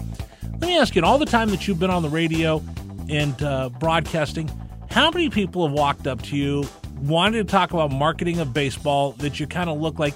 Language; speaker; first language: English; native; English